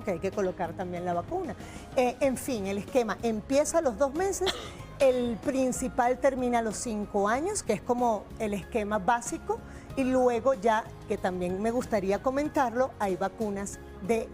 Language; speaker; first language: Spanish; native; Spanish